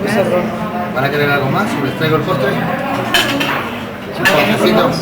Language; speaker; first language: Spanish; native; Spanish